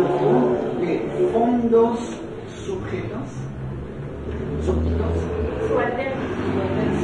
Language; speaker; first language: Spanish; non-native, fluent; French